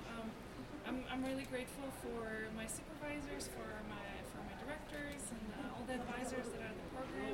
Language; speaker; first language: English; non-native, fluent; Russian